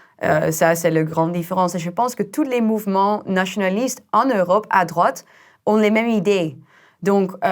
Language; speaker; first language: French; non-native, fluent; Dutch